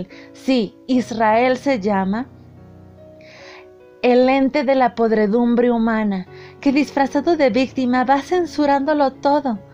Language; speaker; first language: Spanish; native; Spanish